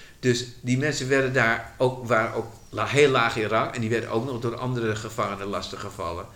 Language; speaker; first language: Dutch; native; Dutch